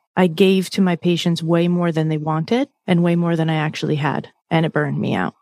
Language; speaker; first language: English; native; English